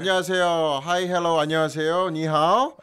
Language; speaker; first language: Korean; native; Korean